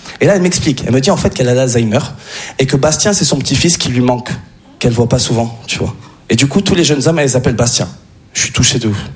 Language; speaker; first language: French; native; French